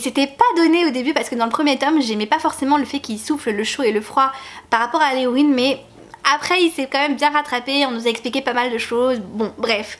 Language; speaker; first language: French; native; French